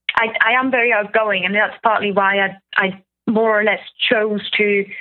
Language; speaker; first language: English; non-native, fluent; German